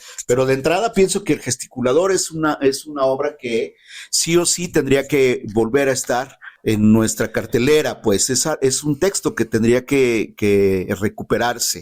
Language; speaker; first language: Spanish; native; Spanish